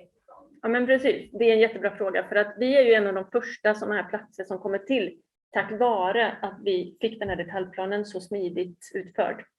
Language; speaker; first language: Swedish; native; Swedish